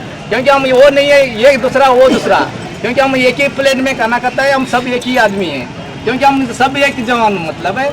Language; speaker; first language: Hindi; non-native, local second language; Kannada